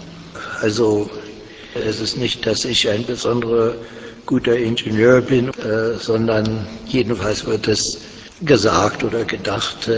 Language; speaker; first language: German; early bilingual, heritage; German